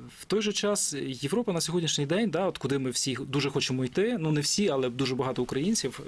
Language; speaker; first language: Ukrainian; native; Ukrainian